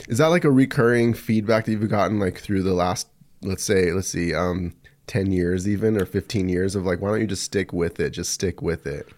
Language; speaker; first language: English; early bilingual, other home language; Spanish